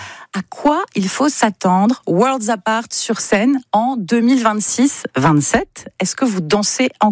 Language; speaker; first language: French; native; French